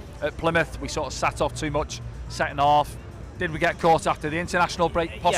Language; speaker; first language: English; native; English